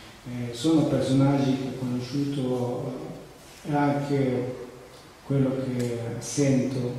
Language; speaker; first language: Italian; non-native, fluent; Spanish